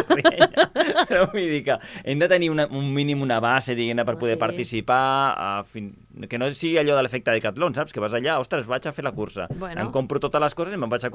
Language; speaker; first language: Catalan; native; Catalan